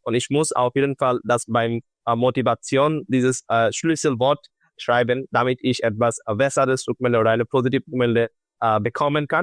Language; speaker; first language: German; non-native, learner; Bangla